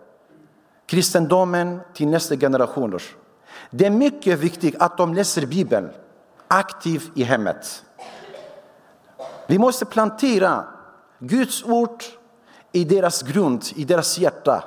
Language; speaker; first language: Swedish; non-native, fluent; Syriac